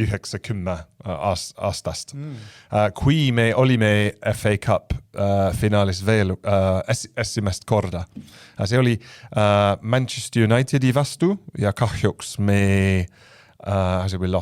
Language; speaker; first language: Estonian; non-native, fluent; English